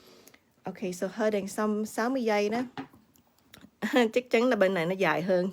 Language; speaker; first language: Vietnamese; early bilingual, heritage; Vietnamese